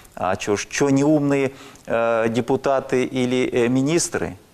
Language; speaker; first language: Russian; native; Russian